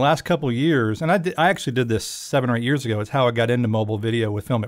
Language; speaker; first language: English; native; English